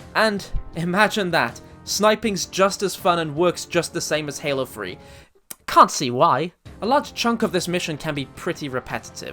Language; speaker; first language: English; native; English